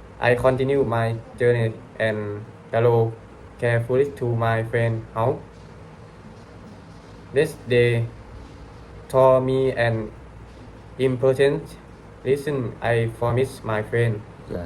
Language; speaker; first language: English; non-native, learner; Thai